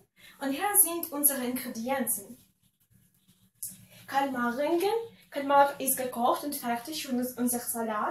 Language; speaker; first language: German; non-native, learner; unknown